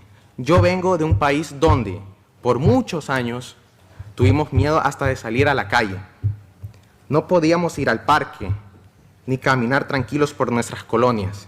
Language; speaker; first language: Spanish; native; Spanish